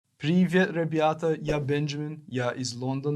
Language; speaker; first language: Russian; non-native, learner; English